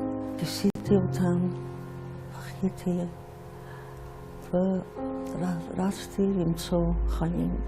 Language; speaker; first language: Hebrew; non-native, fluent; Yiddish